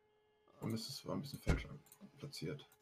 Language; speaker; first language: German; native; German